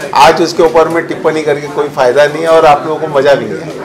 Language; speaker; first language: Hindi; non-native, local second language; Marathi